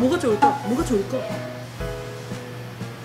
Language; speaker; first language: Korean; non-native, learner; Japanese